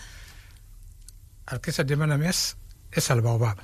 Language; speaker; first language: Catalan; non-native, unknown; Wolof